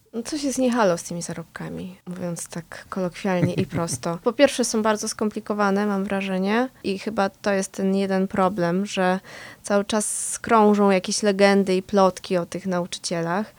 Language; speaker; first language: Polish; native; Polish